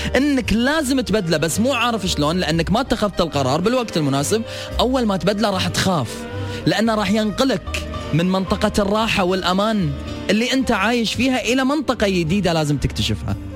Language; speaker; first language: Arabic; native; Arabic